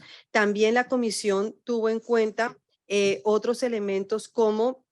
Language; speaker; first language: Spanish; native; Spanish